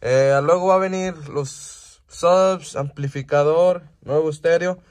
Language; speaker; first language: Spanish; early bilingual, heritage; Spanish